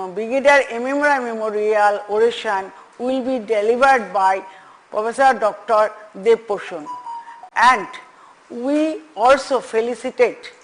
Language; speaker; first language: English; non-native, local second language; Bangla